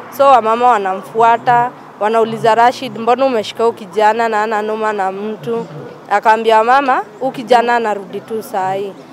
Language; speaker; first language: Swahili; native; Swahili